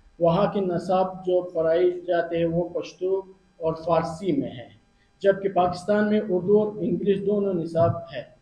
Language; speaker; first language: Urdu; non-native, fluent; Pashto